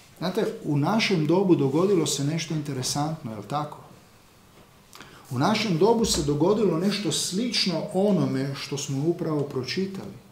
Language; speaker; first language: Croatian; native; Croatian